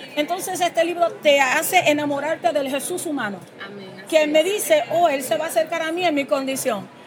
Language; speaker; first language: Spanish; early bilingual, heritage; Spanish